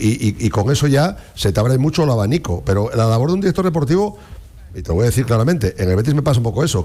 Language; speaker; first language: Spanish; native; Spanish